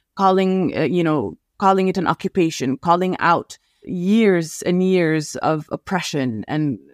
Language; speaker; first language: English; non-native, fluent; Arabic